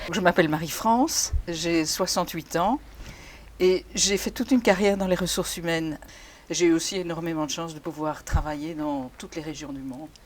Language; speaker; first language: French; native; French